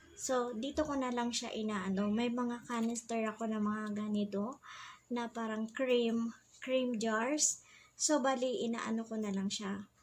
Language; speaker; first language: Filipino; non-native, local second language; Bikol